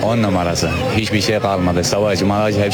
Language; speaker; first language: Turkish; non-native, learner; Arabic